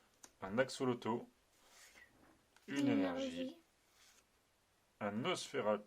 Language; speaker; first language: French; native; French